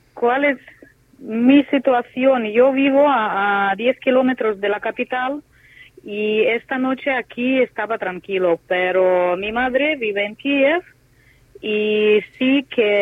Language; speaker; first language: Spanish; non-native, fluent; Ukrainian